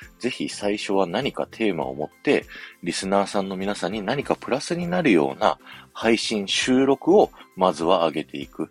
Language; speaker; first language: Japanese; native; Japanese